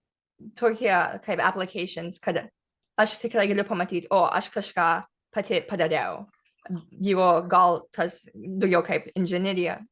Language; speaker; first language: Lithuanian; early bilingual, heritage; English